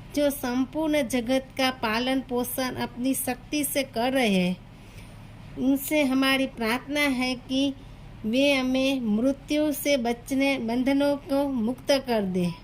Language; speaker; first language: Hindi; non-native, local second language; Gujarati